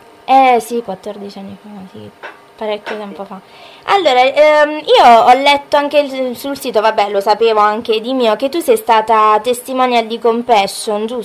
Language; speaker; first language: Italian; native; Italian